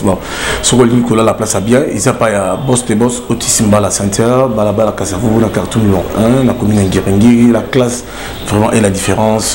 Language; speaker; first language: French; non-native, local second language; Lingala